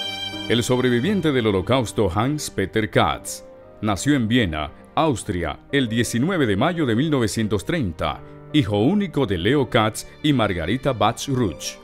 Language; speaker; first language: Spanish; native; Spanish